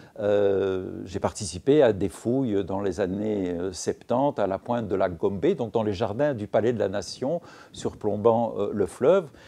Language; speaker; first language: French; native; French